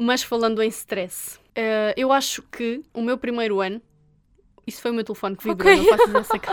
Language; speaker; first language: Portuguese; native; Portuguese